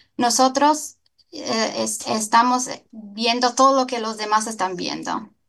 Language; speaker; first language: Spanish; non-native, fluent; Italian